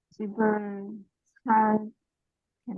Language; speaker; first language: Korean; non-native, learner; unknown